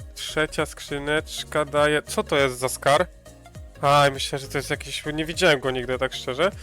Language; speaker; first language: Polish; native; Polish